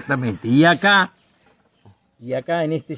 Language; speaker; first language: Spanish; native; Spanish